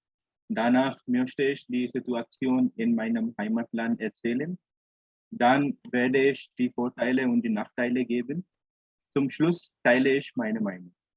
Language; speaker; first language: German; non-native, fluent; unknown